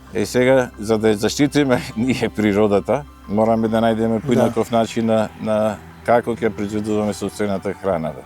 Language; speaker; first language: Macedonian; native; Macedonian